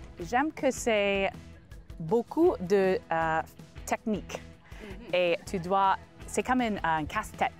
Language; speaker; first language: French; non-native, learner; English